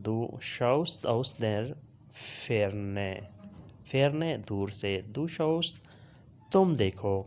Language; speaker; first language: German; non-native, learner; Urdu